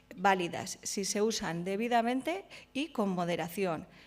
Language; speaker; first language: Spanish; native; Spanish